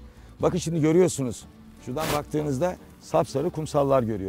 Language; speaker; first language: Turkish; native; Turkish